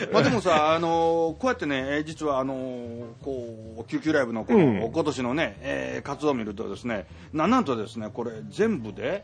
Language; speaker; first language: Japanese; native; Japanese